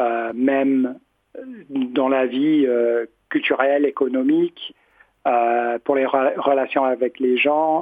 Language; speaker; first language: French; non-native, fluent; English